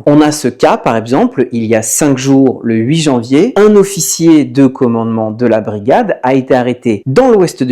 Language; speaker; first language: French; native; French